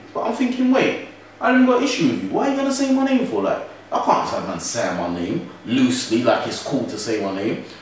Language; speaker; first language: English; native; English